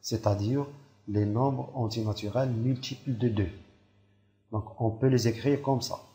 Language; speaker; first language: French; non-native, local second language; Arabic